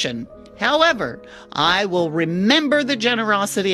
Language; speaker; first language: English; native; English